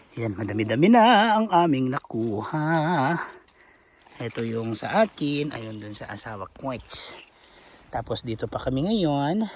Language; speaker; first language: Filipino; non-native, local second language; Pampanga